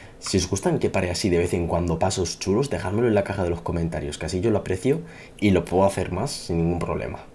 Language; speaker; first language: Spanish; native; Spanish